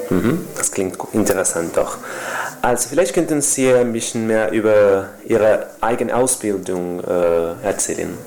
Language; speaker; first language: German; non-native, fluent; Spanish